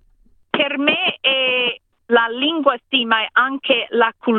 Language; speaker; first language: Italian; non-native, fluent; English